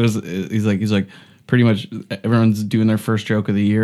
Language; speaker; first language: English; native; English